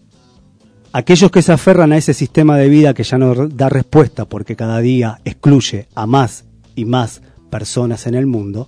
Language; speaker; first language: Spanish; native; Spanish